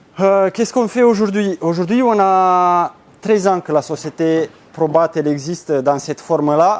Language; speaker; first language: French; non-native, fluent; Romanian